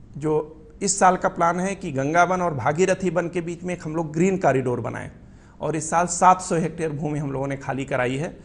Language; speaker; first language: Hindi; native; Hindi